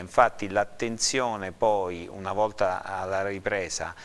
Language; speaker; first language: Italian; native; Italian